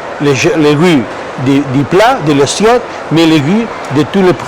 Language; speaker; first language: French; non-native, learner; Catalan